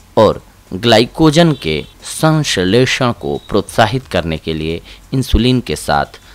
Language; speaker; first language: Hindi; native; Hindi